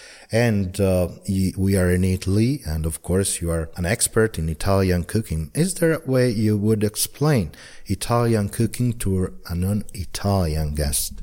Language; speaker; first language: English; non-native, fluent; Italian